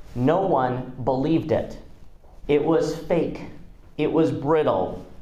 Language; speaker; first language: English; non-native, fluent; Russian